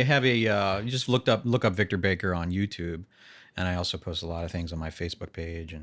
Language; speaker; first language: English; native; English